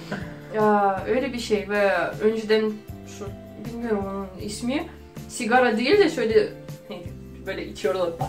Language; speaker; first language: Turkish; non-native, fluent; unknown